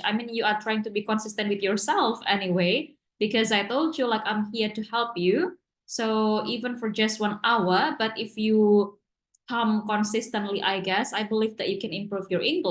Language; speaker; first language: English; non-native, fluent; Indonesian